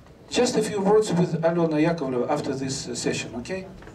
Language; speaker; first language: English; non-native, fluent; Russian